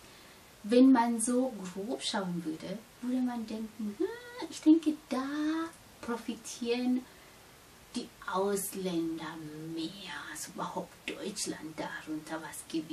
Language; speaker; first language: German; non-native, fluent; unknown